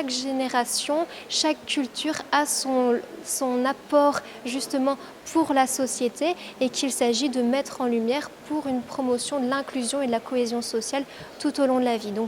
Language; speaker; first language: French; native; French